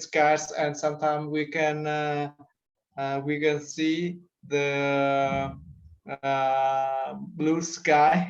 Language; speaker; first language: English; non-native, learner; Vietnamese